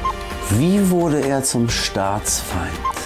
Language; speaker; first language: German; native; German